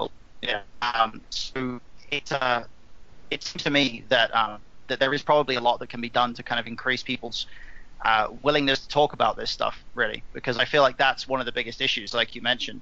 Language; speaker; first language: English; native; English